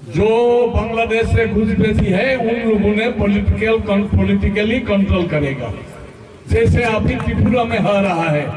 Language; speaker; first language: Hindi; non-native, local second language; Assamese